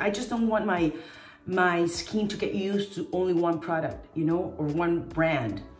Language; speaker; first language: English; non-native, fluent; Spanish